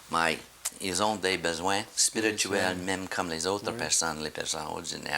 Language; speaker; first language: French; non-native, learner; English